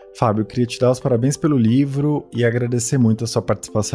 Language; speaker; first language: Portuguese; native; Portuguese